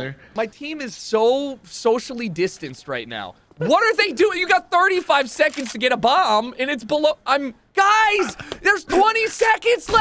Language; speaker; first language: English; native; English